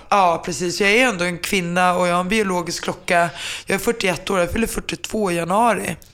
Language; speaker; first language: Swedish; early bilingual, other home language; Finnish